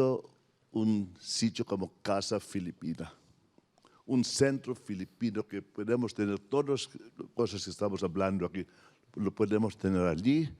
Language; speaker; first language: Spanish; non-native, fluent; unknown